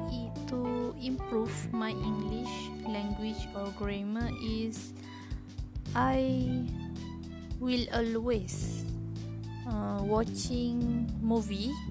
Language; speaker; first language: English; non-native, learner; Malay